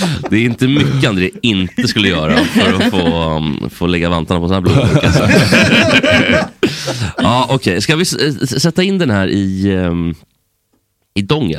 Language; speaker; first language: Swedish; native; Swedish